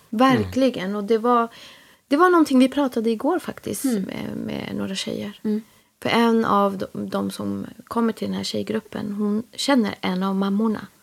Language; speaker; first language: Swedish; early bilingual, other home language; Spanish